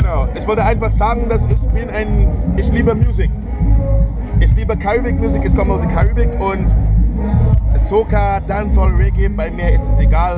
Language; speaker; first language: German; non-native, fluent; English